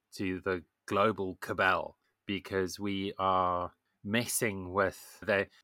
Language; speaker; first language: English; native; English